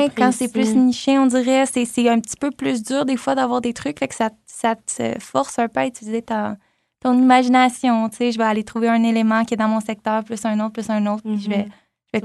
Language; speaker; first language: French; native; French